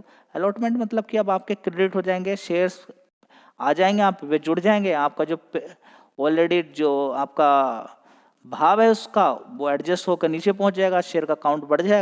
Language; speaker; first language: Hindi; native; Hindi